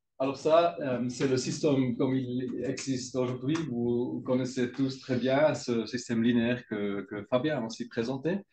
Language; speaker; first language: French; non-native, local second language; German